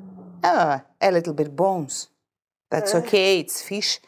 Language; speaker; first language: English; non-native, fluent; Russian